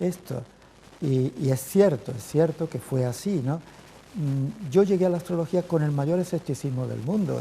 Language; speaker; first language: Spanish; native; Spanish